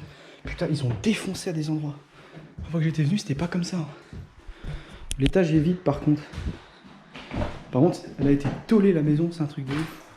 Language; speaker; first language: French; native; French